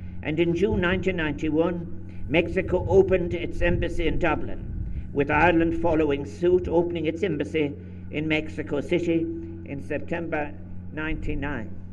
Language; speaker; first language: English; native; English